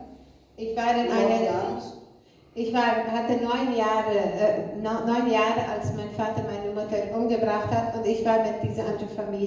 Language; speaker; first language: German; non-native, fluent; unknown